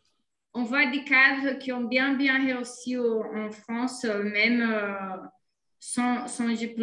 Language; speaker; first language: French; non-native, fluent; Portuguese